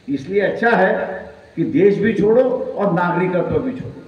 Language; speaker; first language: Hindi; non-native, local second language; Marathi